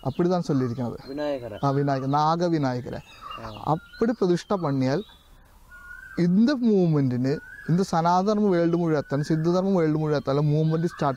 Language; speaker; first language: Tamil; non-native, learner; Malayalam